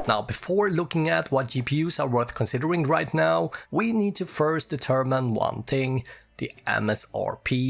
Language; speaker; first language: English; native; English